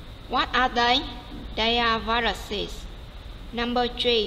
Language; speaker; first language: English; non-native, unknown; Vietnamese